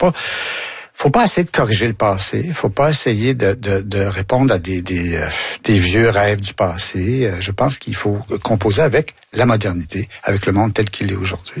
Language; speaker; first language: French; native; French